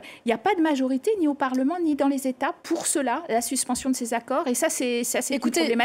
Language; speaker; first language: French; native; French